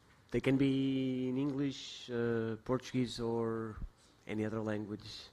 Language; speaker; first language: English; non-native, fluent; Portuguese